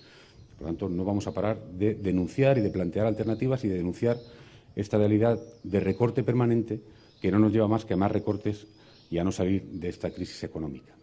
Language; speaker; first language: Spanish; native; Spanish